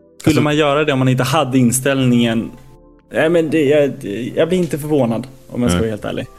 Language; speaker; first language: Swedish; native; Swedish